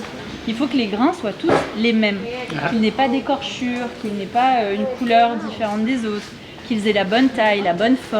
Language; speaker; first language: French; native; French